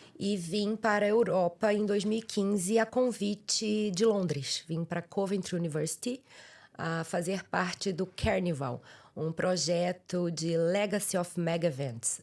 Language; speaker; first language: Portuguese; native; Portuguese